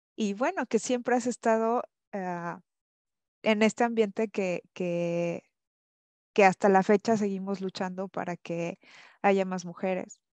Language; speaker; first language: Spanish; native; Spanish